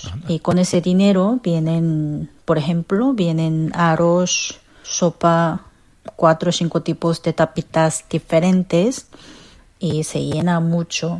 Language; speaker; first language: Spanish; non-native, fluent; Korean